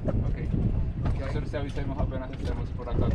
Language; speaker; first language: Spanish; native; Spanish